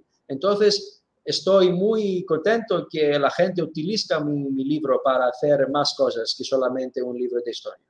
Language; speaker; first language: Spanish; non-native, fluent; Greek